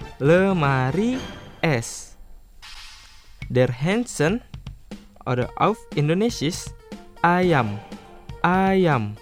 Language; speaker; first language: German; non-native, fluent; Indonesian